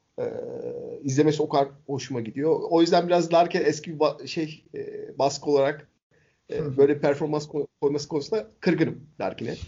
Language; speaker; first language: Turkish; native; Turkish